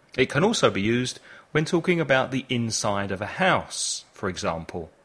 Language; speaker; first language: English; native; English